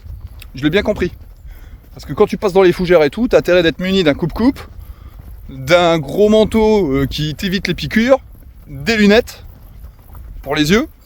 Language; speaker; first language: French; native; French